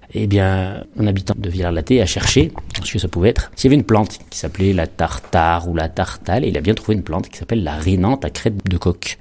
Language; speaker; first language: French; native; French